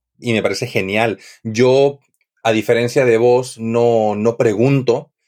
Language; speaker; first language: Spanish; native; Spanish